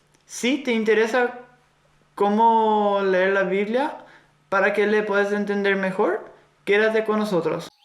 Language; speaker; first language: Spanish; non-native, fluent; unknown